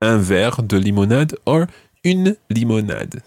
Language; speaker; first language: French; non-native, fluent; English